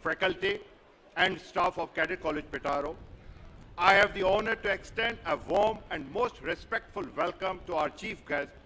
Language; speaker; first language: English; non-native, local second language; Urdu